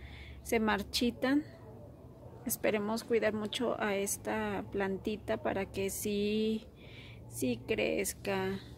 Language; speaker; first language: Spanish; early bilingual, heritage; Spanish